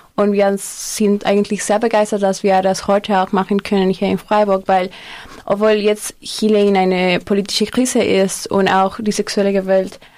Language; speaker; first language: German; non-native, learner; Spanish